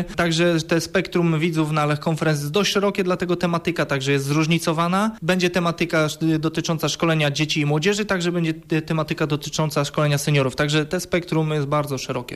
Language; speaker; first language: Polish; native; Polish